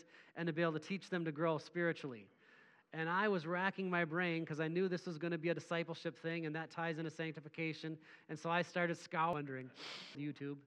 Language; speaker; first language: English; native; English